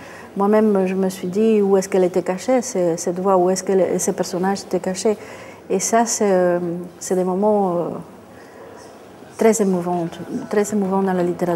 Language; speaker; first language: French; non-native, fluent; Spanish